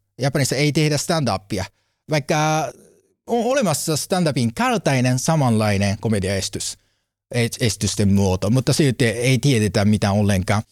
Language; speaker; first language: Finnish; non-native, learner; Japanese